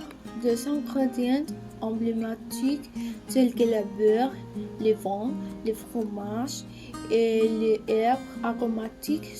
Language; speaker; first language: French; non-native, learner; Spanish